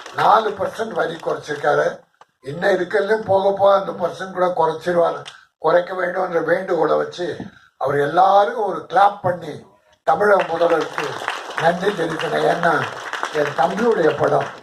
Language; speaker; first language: Tamil; native; Tamil